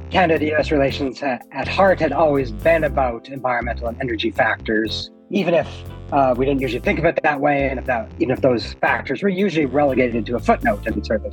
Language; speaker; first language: English; native; English